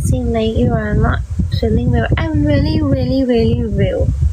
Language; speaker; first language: English; non-native, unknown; Thai